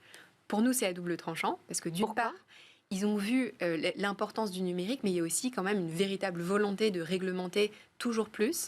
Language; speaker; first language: French; native; French